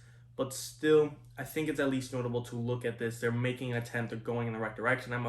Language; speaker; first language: English; native; English